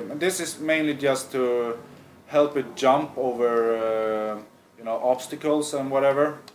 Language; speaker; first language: English; non-native, fluent; Swedish